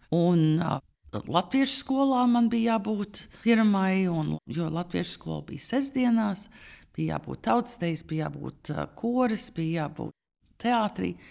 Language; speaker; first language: Latvian; early bilingual, heritage; Latvian